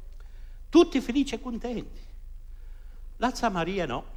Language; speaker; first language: Italian; early bilingual, heritage; French